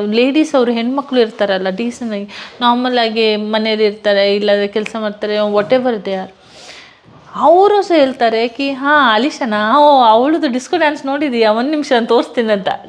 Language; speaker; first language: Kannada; non-native, local second language; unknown